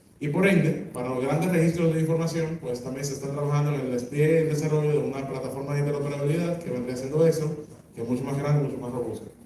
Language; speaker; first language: Spanish; native; Spanish